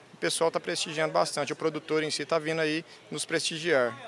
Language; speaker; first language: Portuguese; native; Portuguese